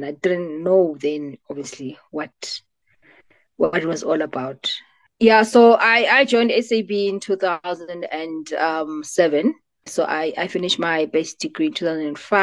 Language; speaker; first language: English; non-native, local second language; Xhosa